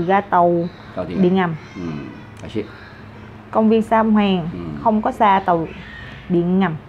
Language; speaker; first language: Vietnamese; non-native, learner; Korean